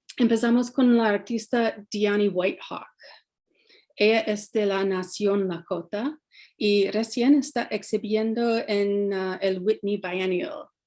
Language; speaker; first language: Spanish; non-native, fluent; English